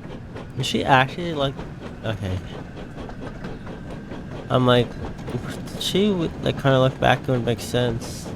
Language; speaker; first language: English; native; English